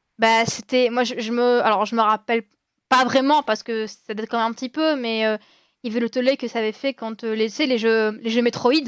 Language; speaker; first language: French; native; French